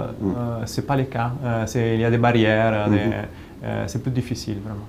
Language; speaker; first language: French; non-native, fluent; Italian